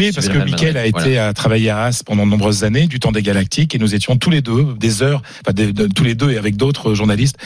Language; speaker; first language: French; native; French